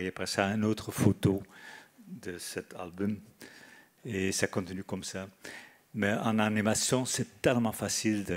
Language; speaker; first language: French; non-native, fluent; Dutch